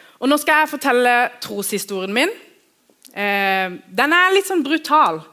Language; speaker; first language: Norwegian; early bilingual, other home language; Kurdish